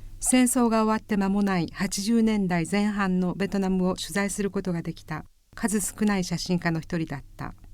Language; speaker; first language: Japanese; native; Japanese